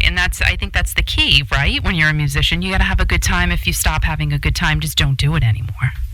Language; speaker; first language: English; native; English